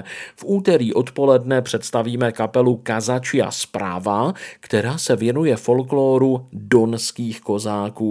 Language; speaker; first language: Czech; native; Czech